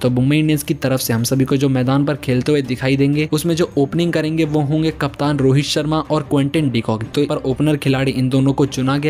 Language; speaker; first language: Hindi; native; Hindi